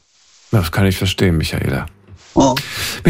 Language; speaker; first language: German; native; German